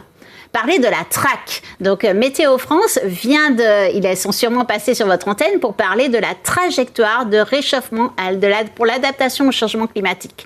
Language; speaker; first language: French; native; French